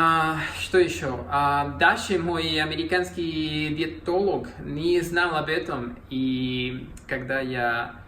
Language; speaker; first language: Russian; non-native, learner; Spanish